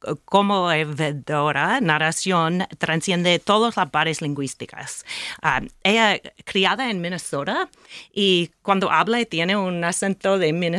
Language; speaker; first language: Spanish; non-native, learner; English